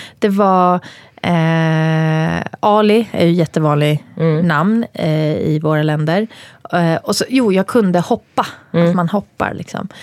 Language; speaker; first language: Swedish; early bilingual, other home language; Persian